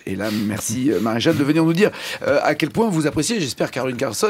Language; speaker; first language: French; native; French